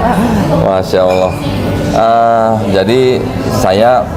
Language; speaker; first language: Indonesian; native; Indonesian